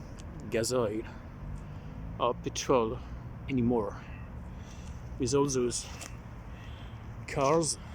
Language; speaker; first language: English; non-native, learner; French